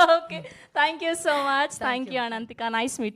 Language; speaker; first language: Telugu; native; Telugu